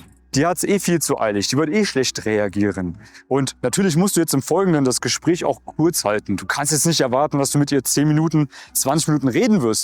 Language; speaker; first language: German; native; German